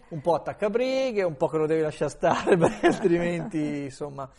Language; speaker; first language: Italian; native; Italian